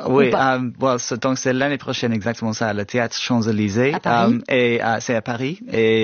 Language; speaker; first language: French; non-native, fluent; English